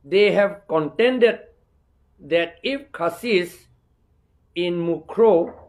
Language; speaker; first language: English; non-native, local second language; Karbi